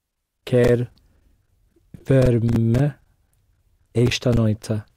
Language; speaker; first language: Portuguese; non-native, learner; English